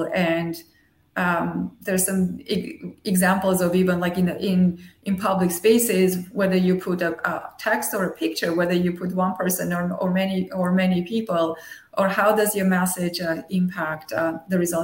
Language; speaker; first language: English; non-native, fluent; Armenian